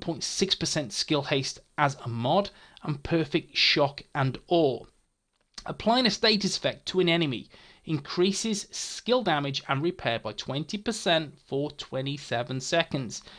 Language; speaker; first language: English; native; English